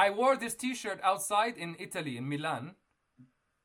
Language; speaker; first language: English; non-native, fluent; Kurdish